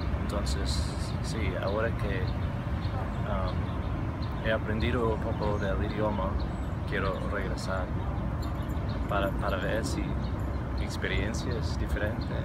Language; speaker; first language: Spanish; non-native, fluent; English